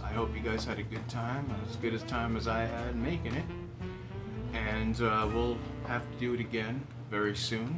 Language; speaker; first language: English; native; English